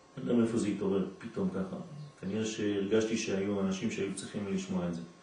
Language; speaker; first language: Hebrew; non-native, fluent; French